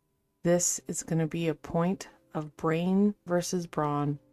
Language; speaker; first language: English; native; English